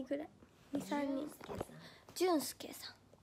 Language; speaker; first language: Japanese; native; Japanese